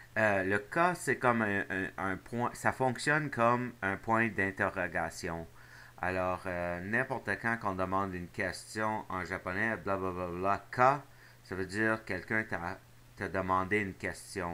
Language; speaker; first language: French; non-native, local second language; English